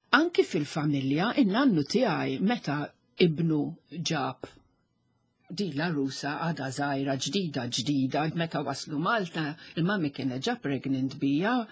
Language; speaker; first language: Maltese; non-native, local second language; English